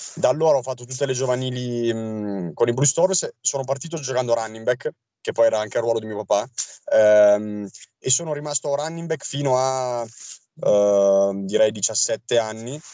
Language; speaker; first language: Italian; non-native, fluent; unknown